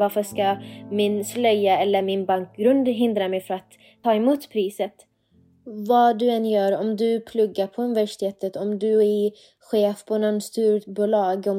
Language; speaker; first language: Swedish; non-native, fluent; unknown